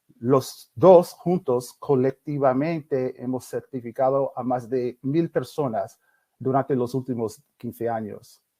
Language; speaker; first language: Spanish; non-native, fluent; English